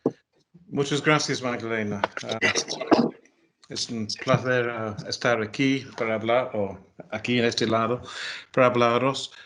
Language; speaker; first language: Spanish; non-native, fluent; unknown